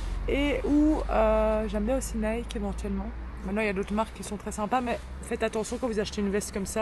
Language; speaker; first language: French; native; French